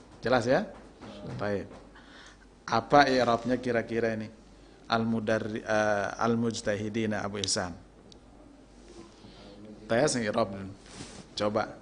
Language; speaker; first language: Arabic; non-native, fluent; Indonesian